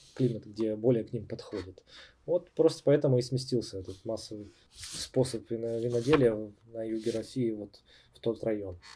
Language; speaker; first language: Russian; native; Russian